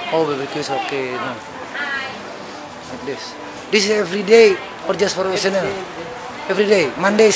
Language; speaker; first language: English; non-native, learner; Indonesian